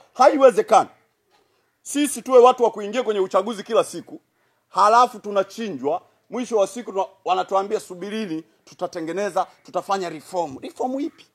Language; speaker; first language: Swahili; native; Swahili